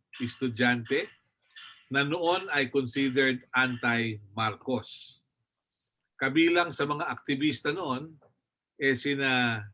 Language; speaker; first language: Filipino; non-native, local second language; Bikol